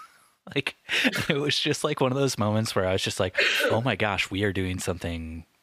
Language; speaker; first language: English; native; English